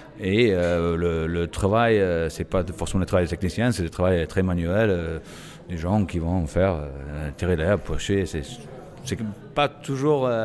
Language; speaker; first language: French; non-native, fluent; English